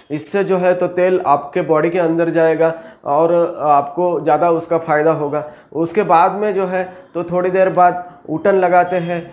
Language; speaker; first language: Hindi; non-native, local second language; Marathi